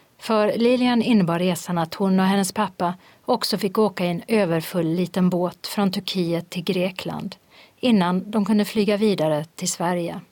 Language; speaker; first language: Swedish; native; Swedish